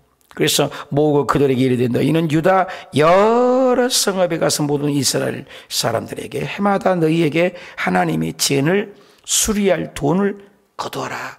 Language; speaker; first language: Korean; native; Korean